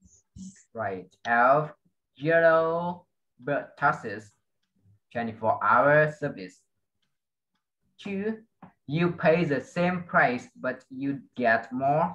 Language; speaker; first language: English; non-native, fluent; Vietnamese